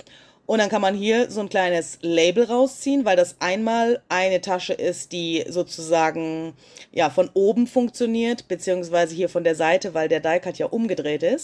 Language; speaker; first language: German; native; German